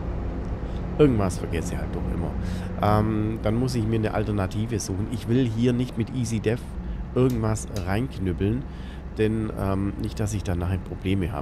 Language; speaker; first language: German; native; German